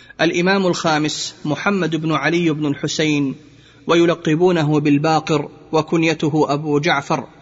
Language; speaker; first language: Arabic; native; Arabic